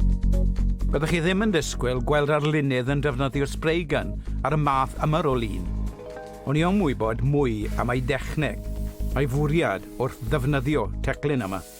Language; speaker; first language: Welsh; native; Welsh